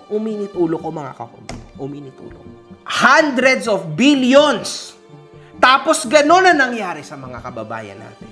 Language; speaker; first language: Filipino; native; Filipino